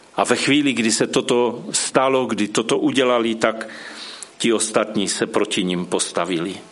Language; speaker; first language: Czech; non-native, local second language; Polish